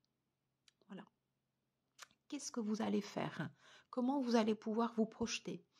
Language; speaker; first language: French; native; French